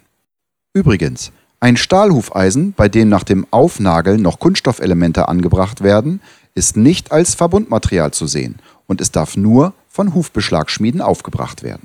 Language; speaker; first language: German; native; German